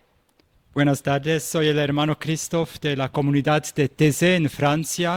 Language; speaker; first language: Spanish; non-native, fluent; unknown